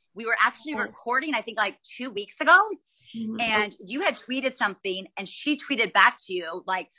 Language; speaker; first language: English; native; English